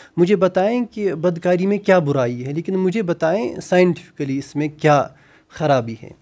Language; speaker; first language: Urdu; non-native, local second language; Kashmiri